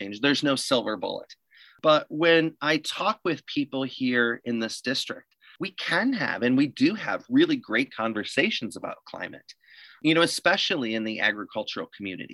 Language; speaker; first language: English; native; English